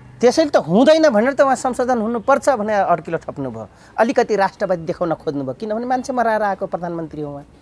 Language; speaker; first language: Nepali; non-native, local second language; Dangaura Tharu